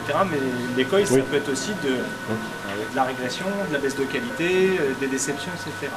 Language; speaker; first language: French; native; French